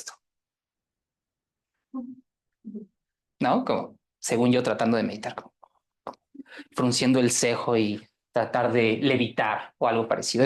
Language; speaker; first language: Spanish; native; Spanish